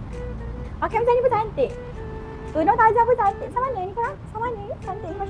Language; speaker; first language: Malay; native; Malay